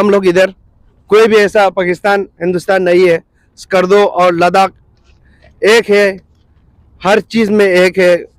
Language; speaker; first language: Hindi; non-native, local second language; Balti